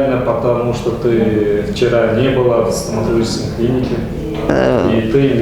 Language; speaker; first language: Russian; non-native, local second language; Kazakh